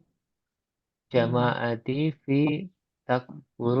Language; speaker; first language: Arabic; non-native, learner; Indonesian